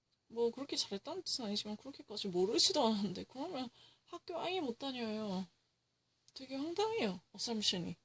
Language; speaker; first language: Korean; early bilingual, heritage; English